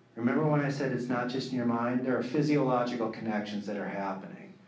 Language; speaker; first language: English; native; English